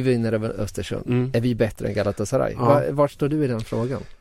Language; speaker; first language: Swedish; native; Swedish